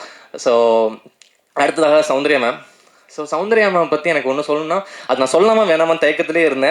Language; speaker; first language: Tamil; native; Tamil